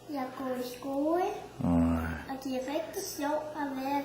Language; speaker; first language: Danish; early bilingual, heritage; Danish